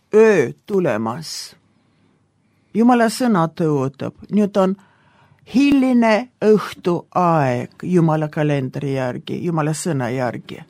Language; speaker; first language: Estonian; non-native, local second language; Russian